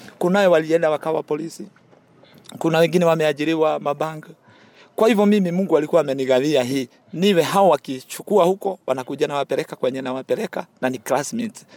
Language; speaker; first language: Swahili; non-native, local second language; Kikuyu